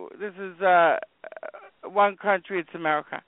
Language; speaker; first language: English; native; English